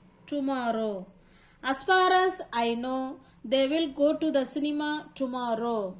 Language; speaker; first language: English; non-native, local second language; Tamil